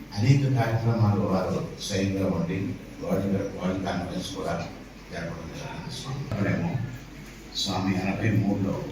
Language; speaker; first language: Telugu; native; Telugu